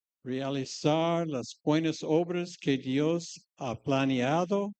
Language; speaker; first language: Spanish; non-native, fluent; English